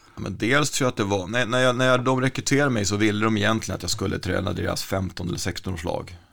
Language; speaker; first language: Swedish; native; Swedish